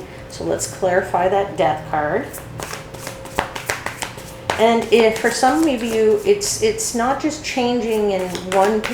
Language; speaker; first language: English; native; English